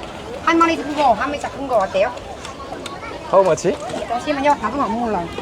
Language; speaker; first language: Korean; non-native, learner; Vietnamese